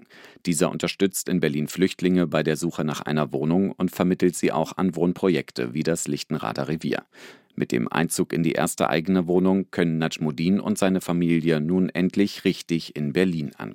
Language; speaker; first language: German; native; German